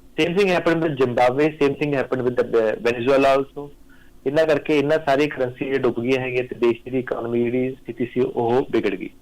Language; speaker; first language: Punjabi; native; Punjabi